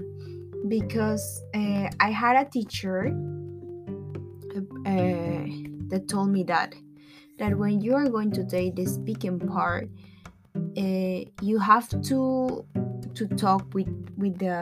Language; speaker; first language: English; non-native, fluent; Spanish